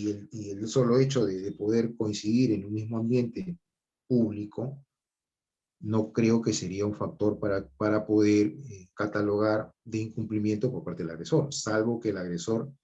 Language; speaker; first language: Spanish; native; Spanish